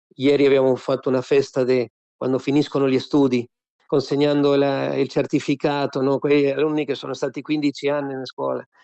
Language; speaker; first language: Italian; non-native, fluent; Spanish